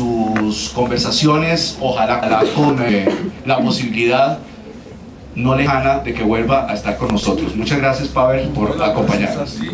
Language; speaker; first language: Spanish; native; Spanish